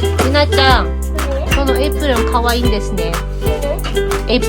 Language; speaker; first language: Japanese; non-native, fluent; Filipino